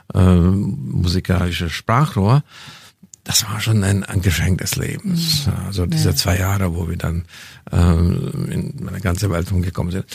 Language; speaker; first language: German; non-native, fluent; Hungarian